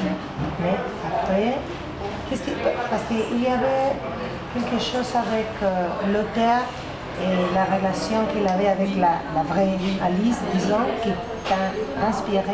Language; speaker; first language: French; non-native, learner; Spanish